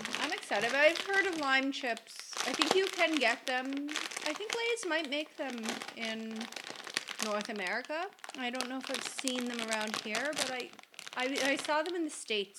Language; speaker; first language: English; native; English